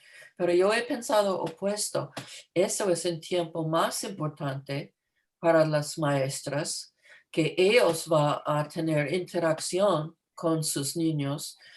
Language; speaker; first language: Spanish; non-native, fluent; English